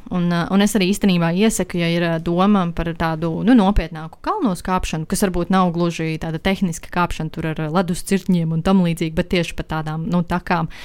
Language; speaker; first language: Latvian; native; Latvian